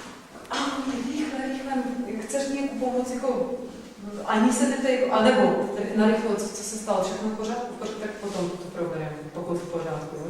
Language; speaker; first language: Czech; non-native, fluent; Russian